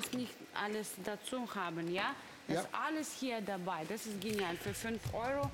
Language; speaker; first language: German; non-native, learner; Russian